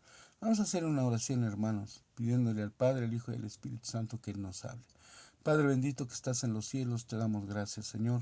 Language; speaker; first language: Spanish; native; Spanish